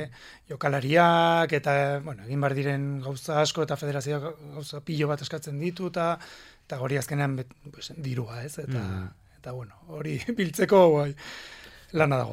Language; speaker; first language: Basque; non-native, local second language; Spanish